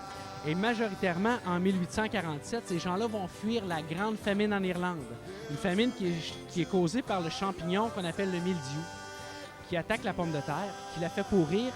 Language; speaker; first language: French; native; French